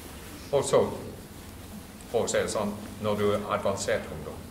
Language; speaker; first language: Norwegian; non-native, fluent; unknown